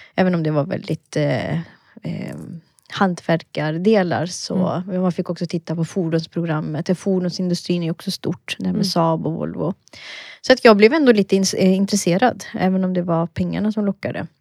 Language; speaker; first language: Swedish; early bilingual, other home language; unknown